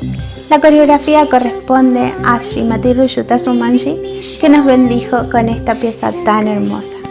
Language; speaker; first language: Spanish; native; Spanish